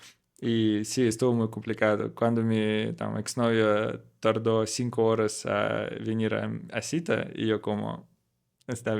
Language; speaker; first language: Spanish; non-native, learner; Russian